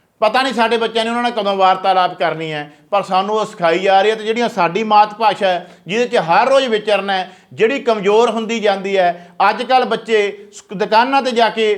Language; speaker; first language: Punjabi; native; Punjabi